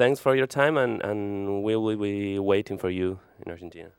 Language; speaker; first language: English; non-native, fluent; Spanish